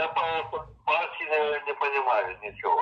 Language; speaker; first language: Russian; non-native, learner; Lithuanian